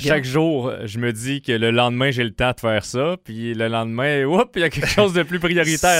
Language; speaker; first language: French; native; French